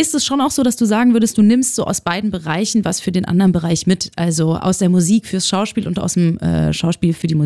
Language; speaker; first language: German; native; German